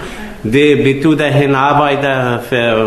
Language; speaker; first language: Danish; non-native, learner; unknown